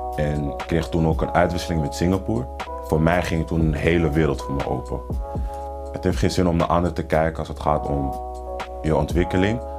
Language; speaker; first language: Dutch; early bilingual, other home language; Papiamento